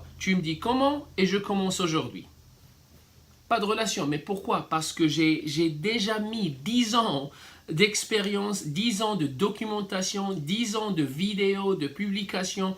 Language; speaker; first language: French; non-native, fluent; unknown